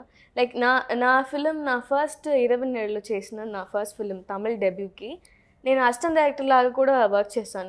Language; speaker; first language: Telugu; non-native, learner; Tamil